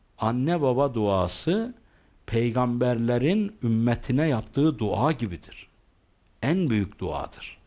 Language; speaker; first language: Turkish; native; Turkish